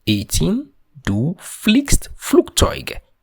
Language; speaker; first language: German; non-native, fluent; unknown